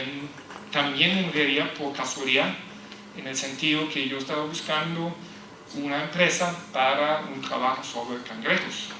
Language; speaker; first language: Spanish; non-native, fluent; German